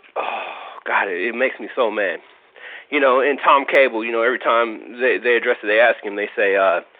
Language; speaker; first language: English; native; English